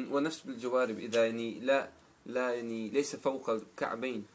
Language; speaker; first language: Arabic; non-native, learner; German